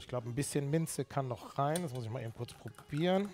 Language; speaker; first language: German; native; German